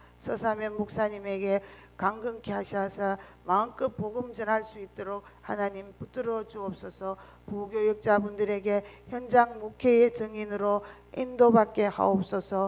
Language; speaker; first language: Korean; native; Korean